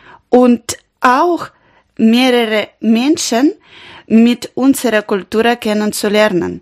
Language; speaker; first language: German; non-native, learner; Ukrainian